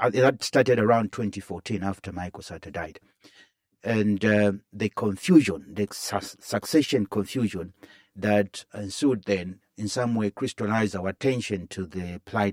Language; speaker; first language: English; non-native, local second language; Bemba